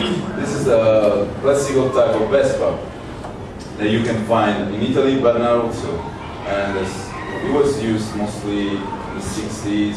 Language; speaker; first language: English; non-native, learner; Italian